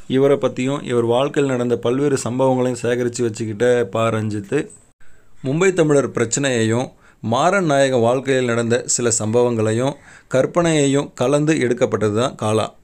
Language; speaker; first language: Tamil; native; Tamil